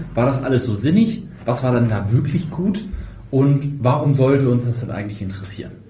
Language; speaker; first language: German; native; German